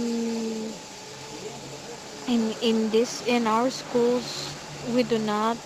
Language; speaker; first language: English; non-native, fluent; Spanish